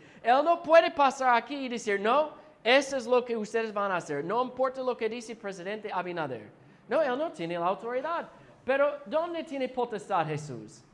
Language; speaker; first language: Spanish; non-native, fluent; English